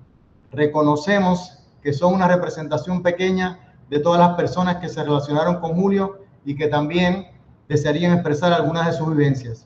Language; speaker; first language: Spanish; native; Spanish